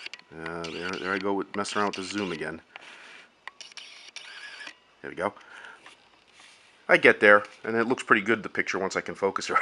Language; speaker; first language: English; native; English